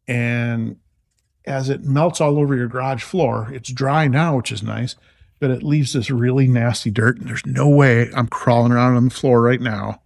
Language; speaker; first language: English; native; English